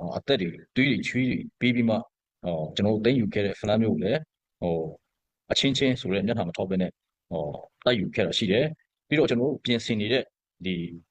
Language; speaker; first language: Burmese; non-native, local second language; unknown